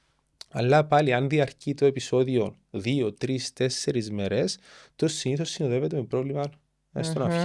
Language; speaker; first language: Greek; native; Greek